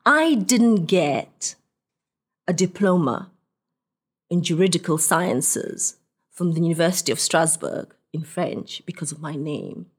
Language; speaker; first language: English; non-native, local second language; Swahili